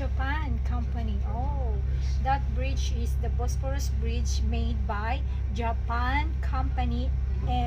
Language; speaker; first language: English; non-native, local second language; Filipino